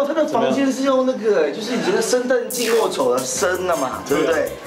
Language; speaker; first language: Chinese; native; Chinese